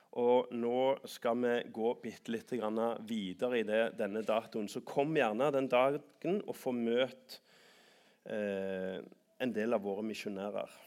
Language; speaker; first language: Norwegian; native; Norwegian